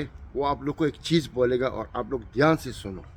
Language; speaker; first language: Hindi; non-native, learner; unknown